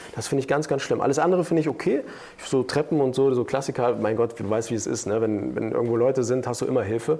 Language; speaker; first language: German; early bilingual, other home language; Turkish